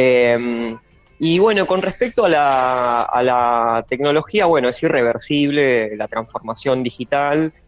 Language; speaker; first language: Spanish; native; Spanish